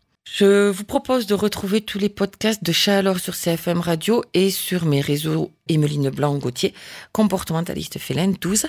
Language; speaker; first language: French; native; French